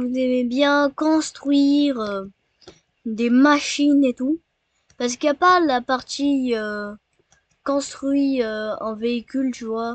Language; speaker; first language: French; native; French